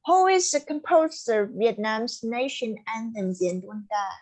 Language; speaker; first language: English; non-native, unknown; Vietnamese